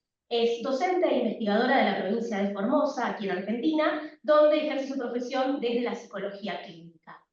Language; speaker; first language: Spanish; native; Spanish